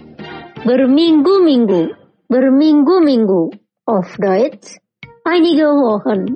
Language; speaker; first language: German; non-native, fluent; Indonesian